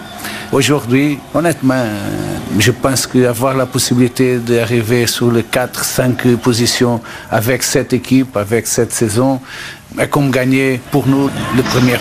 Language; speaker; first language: French; non-native, fluent; Portuguese